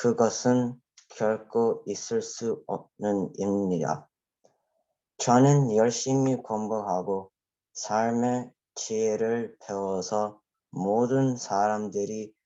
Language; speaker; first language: Korean; early bilingual, heritage; Korean